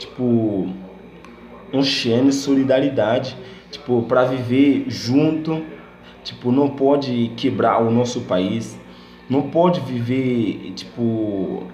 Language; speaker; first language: Portuguese; non-native, learner; Haitian Creole